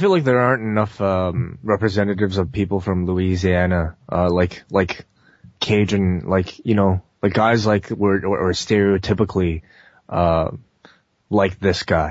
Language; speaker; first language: English; native; English